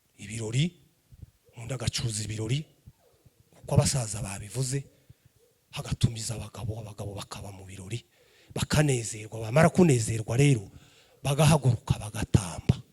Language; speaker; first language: Kinyarwanda; native; Kinyarwanda